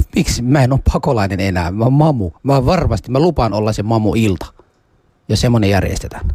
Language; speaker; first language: Finnish; early bilingual, other home language; Somali